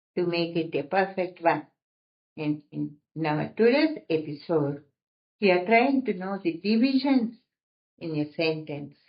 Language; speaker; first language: English; non-native, local second language; Telugu